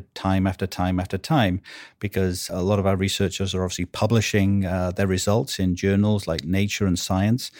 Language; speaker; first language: English; native; English